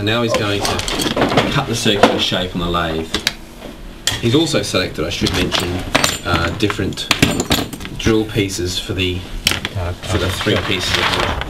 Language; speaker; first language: English; non-native, fluent; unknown